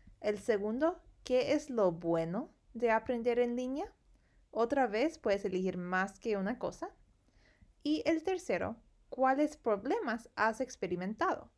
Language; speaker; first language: Spanish; non-native, fluent; English